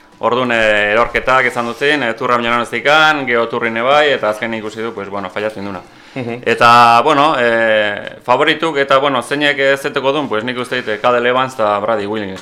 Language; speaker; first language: Basque; native; Basque